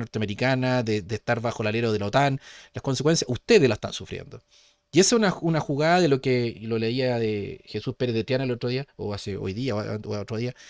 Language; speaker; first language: Spanish; native; Spanish